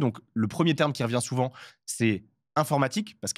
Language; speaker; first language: French; native; French